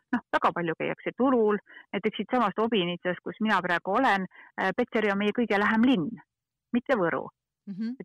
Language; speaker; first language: Estonian; native; Estonian